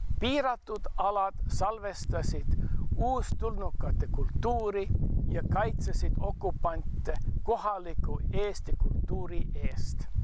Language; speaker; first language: Estonian; early bilingual, heritage; Estonian